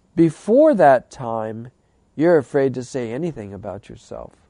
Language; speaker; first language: English; native; English